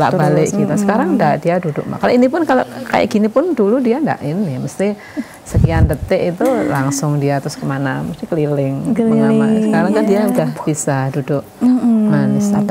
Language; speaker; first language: Indonesian; native; Indonesian